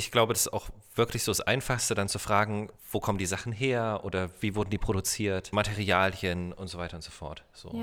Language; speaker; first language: German; native; German